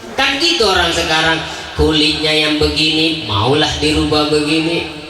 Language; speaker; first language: Indonesian; non-native, local second language; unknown